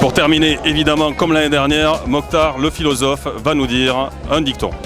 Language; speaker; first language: French; native; French